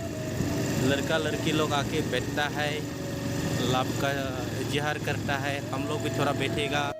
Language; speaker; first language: Hindi; non-native, local second language; Bodo